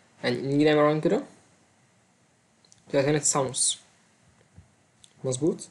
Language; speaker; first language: Arabic; native; Arabic